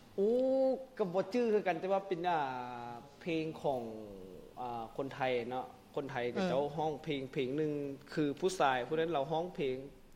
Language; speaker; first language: Lao; non-native, local second language; Hmong